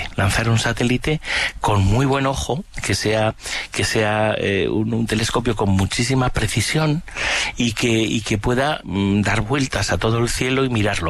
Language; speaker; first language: Spanish; native; Spanish